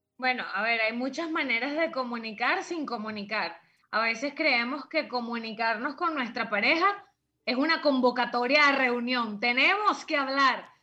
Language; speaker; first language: Spanish; native; Spanish